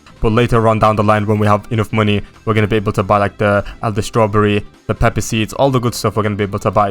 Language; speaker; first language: English; native; English